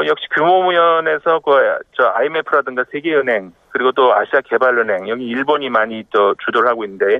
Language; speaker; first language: Korean; native; Korean